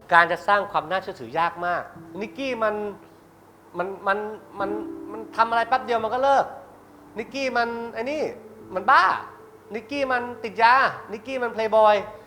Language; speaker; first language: Thai; native; Thai